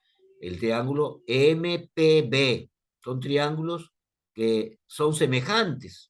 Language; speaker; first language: Spanish; native; Spanish